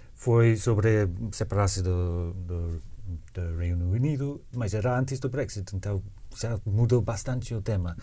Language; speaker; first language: Portuguese; non-native, fluent; English